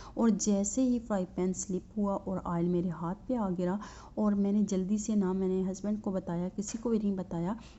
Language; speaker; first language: Urdu; native; Urdu